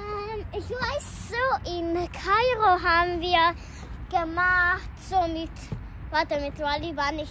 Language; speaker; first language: German; non-native, learner; Arabic